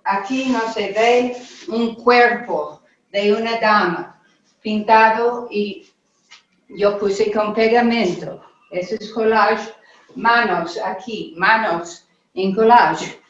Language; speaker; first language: Spanish; non-native, learner; English